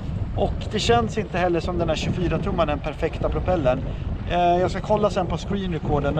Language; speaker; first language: Swedish; native; Swedish